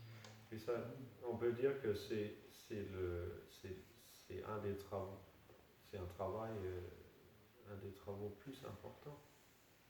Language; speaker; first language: French; non-native, fluent; Danish